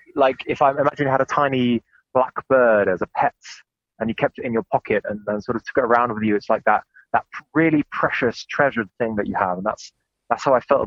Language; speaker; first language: English; native; English